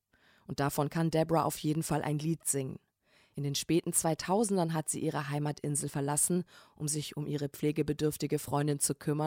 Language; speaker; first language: German; native; German